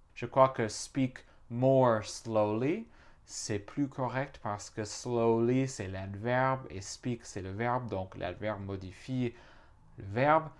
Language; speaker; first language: French; non-native, fluent; English